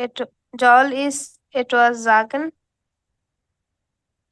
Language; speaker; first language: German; non-native, learner; Bangla